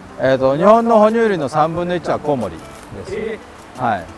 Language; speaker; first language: Japanese; native; Japanese